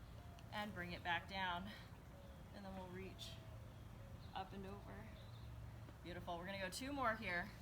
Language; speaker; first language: English; native; English